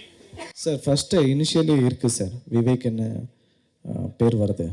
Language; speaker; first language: Tamil; non-native, learner; Kannada